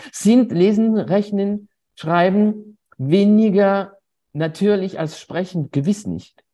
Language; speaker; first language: German; non-native, fluent; French